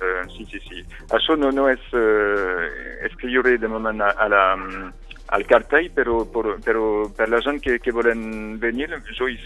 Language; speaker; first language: Catalan; non-native, fluent; French